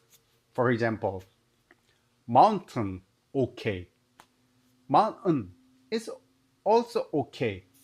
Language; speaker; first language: English; non-native, learner; Korean